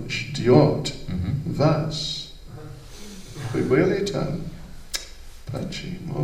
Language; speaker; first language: Russian; non-native, learner; English